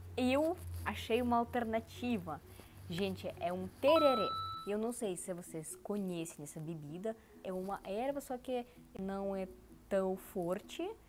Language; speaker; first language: Portuguese; non-native, learner; Russian